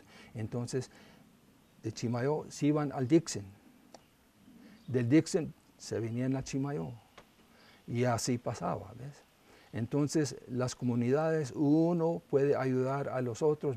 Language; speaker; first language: Spanish; non-native, local second language; English